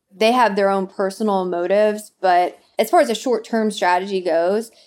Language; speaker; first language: English; native; English